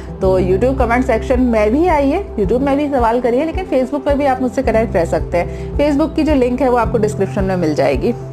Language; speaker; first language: Hindi; native; Hindi